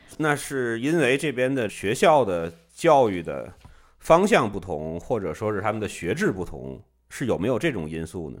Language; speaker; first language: Chinese; native; Chinese